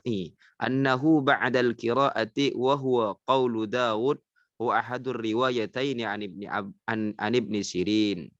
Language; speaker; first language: Arabic; non-native, learner; Indonesian